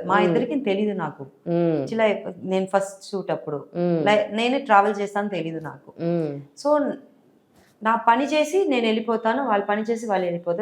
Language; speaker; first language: Telugu; non-native, learner; Tamil